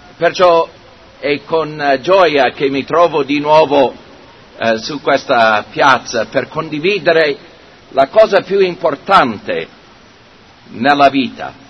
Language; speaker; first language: Italian; non-native, fluent; English